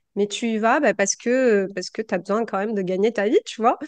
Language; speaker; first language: French; native; French